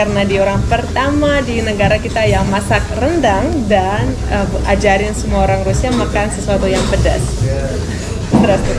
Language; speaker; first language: Indonesian; non-native, fluent; Russian